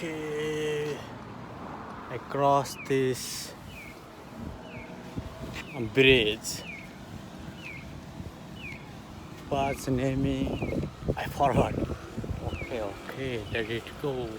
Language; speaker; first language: English; non-native, learner; Nepali